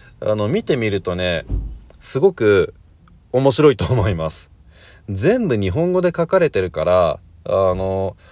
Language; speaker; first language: Japanese; native; Japanese